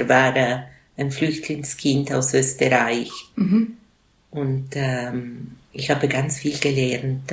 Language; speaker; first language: German; non-native, local second language; Italian